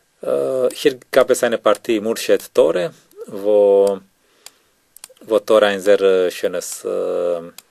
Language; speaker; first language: German; non-native, learner; Romanian